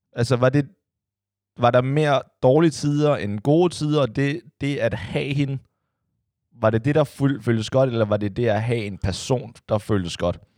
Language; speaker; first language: Danish; non-native, fluent; Chinese